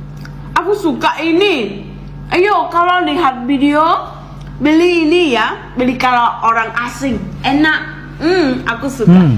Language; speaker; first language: Indonesian; non-native, learner; Vietnamese